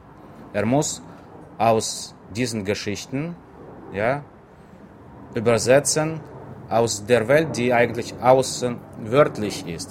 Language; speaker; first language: German; non-native, fluent; Russian